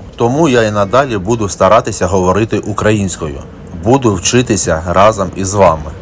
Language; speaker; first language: Ukrainian; non-native, local second language; Russian